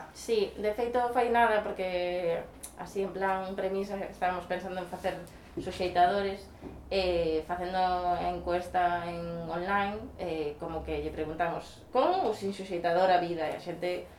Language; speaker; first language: Spanish; native; Spanish